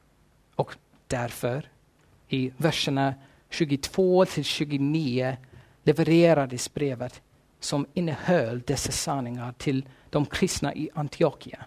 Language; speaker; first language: Swedish; non-native, fluent; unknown